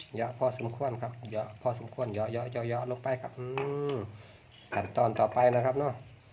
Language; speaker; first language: Thai; native; Thai